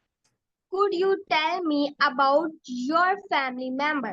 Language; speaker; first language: English; non-native, learner; Urdu